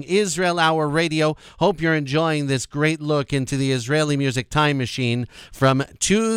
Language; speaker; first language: English; native; English